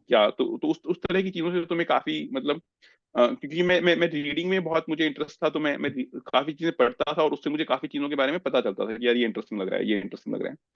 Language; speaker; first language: Hindi; native; Hindi